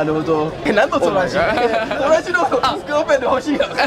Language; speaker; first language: Japanese; non-native, learner; English